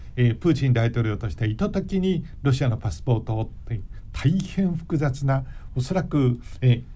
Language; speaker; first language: Japanese; native; Japanese